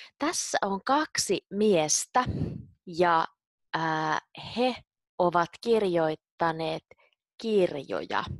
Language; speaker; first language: Finnish; native; Finnish